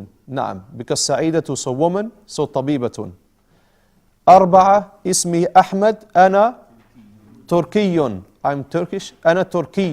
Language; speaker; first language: Arabic; non-native, fluent; English